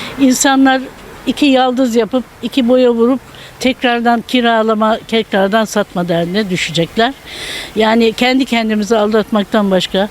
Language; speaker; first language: Turkish; native; Turkish